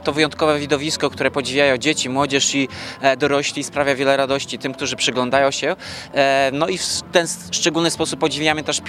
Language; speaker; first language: Polish; native; Polish